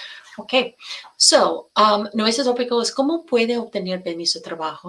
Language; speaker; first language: Spanish; non-native, fluent; English